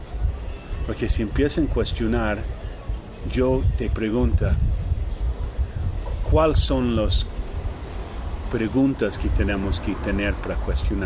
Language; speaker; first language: Spanish; non-native, fluent; Portuguese